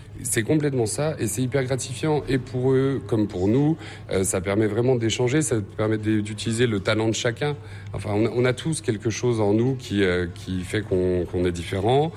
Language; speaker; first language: French; native; French